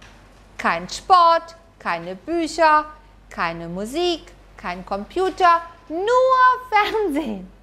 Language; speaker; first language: German; non-native, fluent; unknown